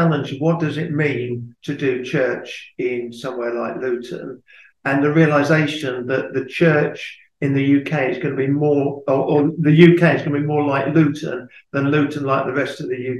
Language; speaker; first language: English; native; English